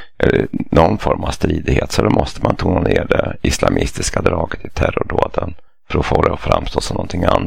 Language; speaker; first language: Swedish; native; Swedish